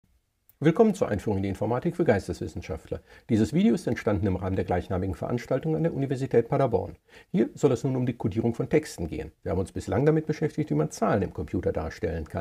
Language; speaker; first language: German; native; German